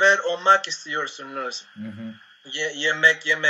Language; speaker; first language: Turkish; non-native, fluent; Spanish